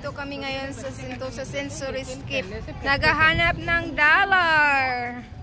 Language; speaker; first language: Filipino; non-native, local second language; Cebuano